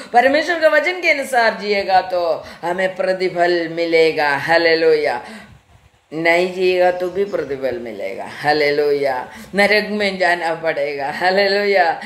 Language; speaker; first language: Hindi; non-native, local second language; Malayalam